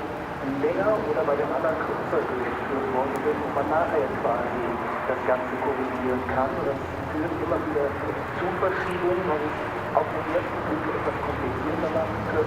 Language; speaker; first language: German; native; German